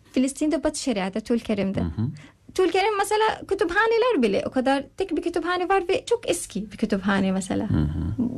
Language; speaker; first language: Turkish; non-native, learner; Arabic